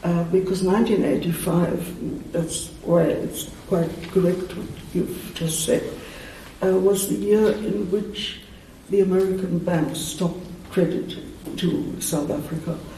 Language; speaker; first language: English; early bilingual, other home language; German